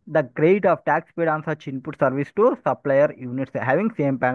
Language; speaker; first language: English; non-native, local second language; Telugu